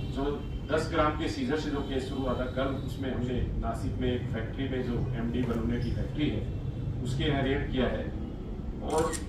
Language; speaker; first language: Hindi; non-native, local second language; Marathi